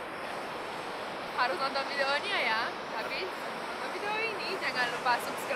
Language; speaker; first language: Indonesian; non-native, fluent; Romanian